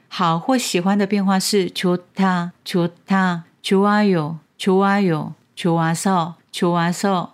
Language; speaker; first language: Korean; non-native, fluent; Chinese